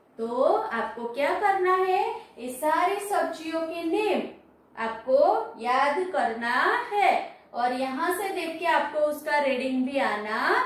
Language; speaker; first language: Hindi; non-native, local second language; Gujarati